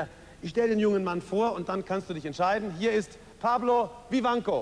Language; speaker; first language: German; native; German